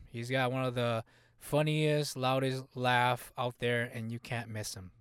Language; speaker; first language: English; early bilingual, other home language; Hmong